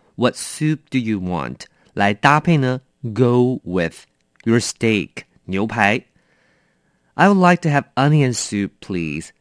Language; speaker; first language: English; non-native, fluent; Chinese